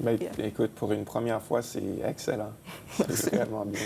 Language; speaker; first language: French; native; French